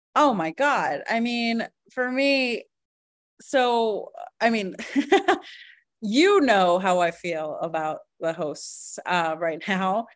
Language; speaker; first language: English; early bilingual, other home language; Spanish